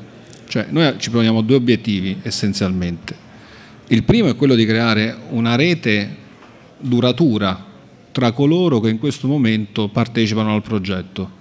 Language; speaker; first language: Italian; native; Italian